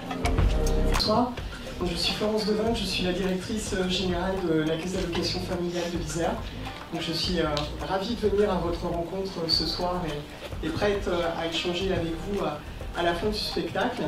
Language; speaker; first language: French; native; French